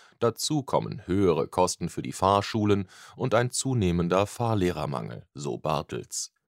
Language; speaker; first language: German; native; German